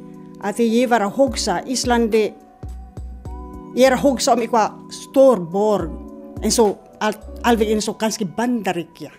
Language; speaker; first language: Icelandic; non-native, learner; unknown